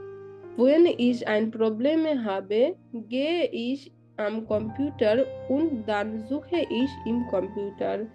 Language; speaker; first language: German; non-native, learner; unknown